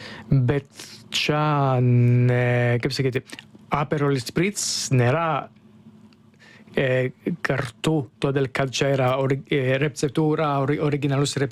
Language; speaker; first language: Lithuanian; non-native, learner; Italian